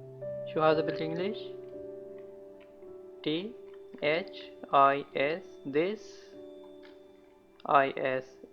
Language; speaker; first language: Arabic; non-native, learner; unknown